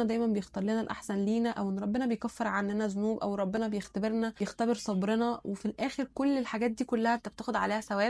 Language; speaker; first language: Arabic; native; Arabic